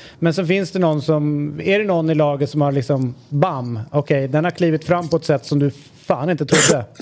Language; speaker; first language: Swedish; native; Swedish